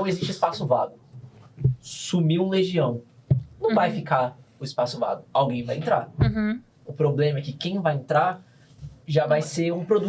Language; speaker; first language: Portuguese; native; Portuguese